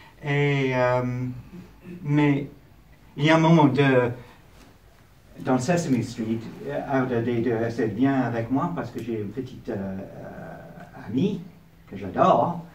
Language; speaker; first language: French; non-native, learner; English